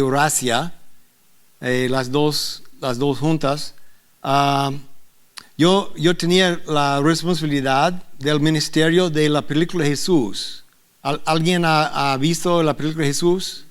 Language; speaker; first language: Spanish; non-native, learner; English